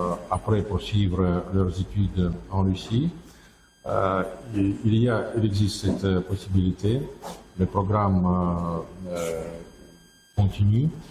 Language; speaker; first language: French; non-native, fluent; Russian